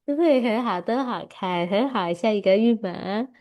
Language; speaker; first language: Chinese; non-native, fluent; Indonesian